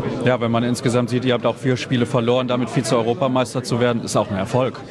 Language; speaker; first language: German; native; German